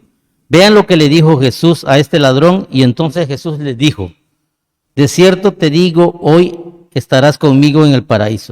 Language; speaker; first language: Spanish; native; Spanish